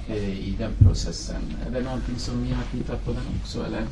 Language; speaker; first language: Swedish; non-native, fluent; Kurdish